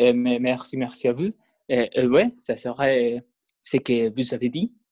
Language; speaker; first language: French; non-native, learner; Spanish